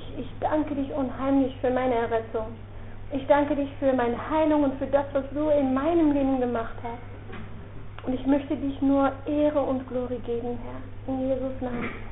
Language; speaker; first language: German; non-native, fluent; Dutch